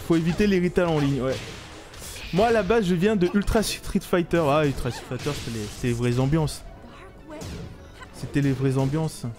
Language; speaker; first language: French; native; French